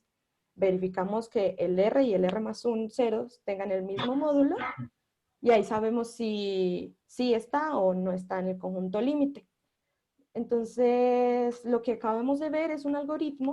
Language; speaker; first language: Spanish; native; Spanish